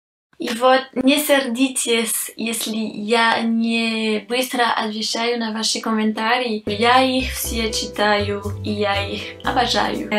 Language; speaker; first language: Russian; non-native, fluent; French